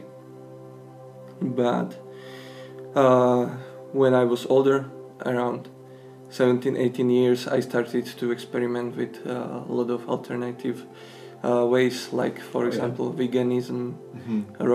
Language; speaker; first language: English; non-native, fluent; Slovak